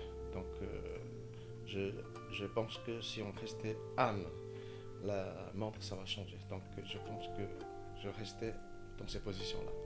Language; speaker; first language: French; non-native, fluent; Chinese